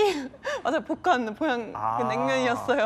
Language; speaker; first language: Korean; non-native, fluent; Estonian